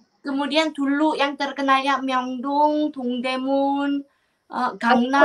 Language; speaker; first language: Indonesian; non-native, fluent; Korean